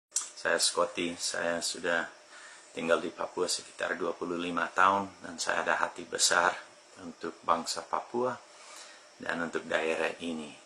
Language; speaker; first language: Indonesian; non-native, fluent; English